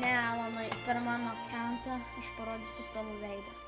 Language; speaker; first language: Lithuanian; native; Lithuanian